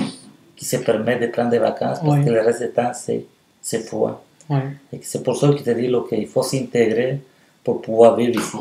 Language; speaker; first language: French; non-native, fluent; Spanish